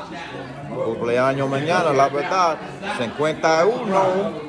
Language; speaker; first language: Spanish; non-native, learner; English